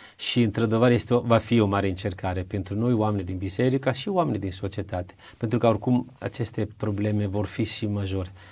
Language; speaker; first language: Romanian; non-native, fluent; Italian